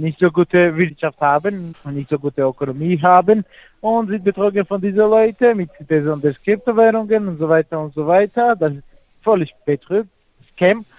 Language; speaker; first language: German; non-native, fluent; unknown